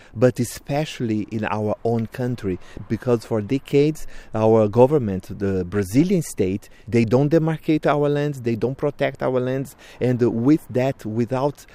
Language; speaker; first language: English; non-native, fluent; Portuguese